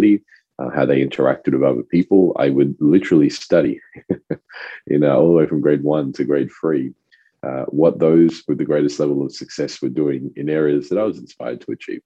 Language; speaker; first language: English; non-native, local second language; French